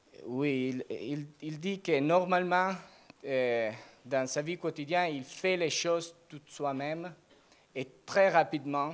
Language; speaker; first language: French; non-native, learner; Italian